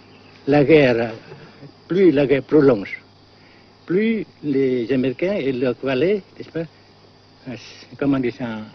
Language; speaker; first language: French; non-native, local second language; Vietnamese